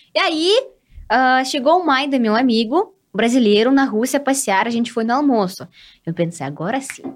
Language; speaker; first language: Portuguese; non-native, fluent; Russian